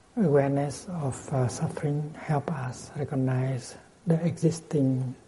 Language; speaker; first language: English; non-native, fluent; Vietnamese